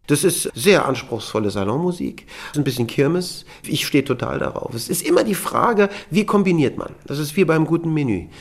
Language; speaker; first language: German; native; German